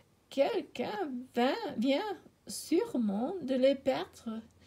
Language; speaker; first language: French; non-native, learner; English